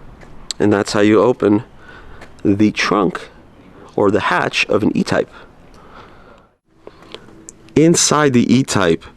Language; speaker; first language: English; native; English